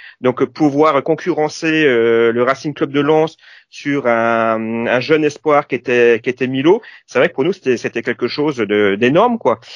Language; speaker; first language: French; native; French